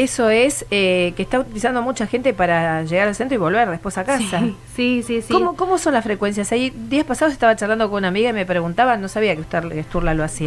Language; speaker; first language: Spanish; native; Spanish